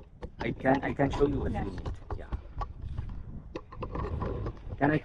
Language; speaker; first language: English; non-native, learner; Arabic